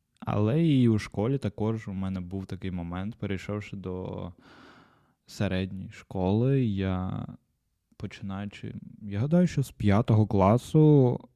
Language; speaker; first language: Ukrainian; non-native, local second language; Russian